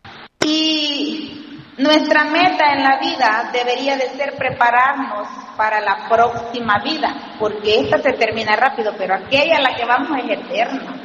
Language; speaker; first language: Spanish; native; Spanish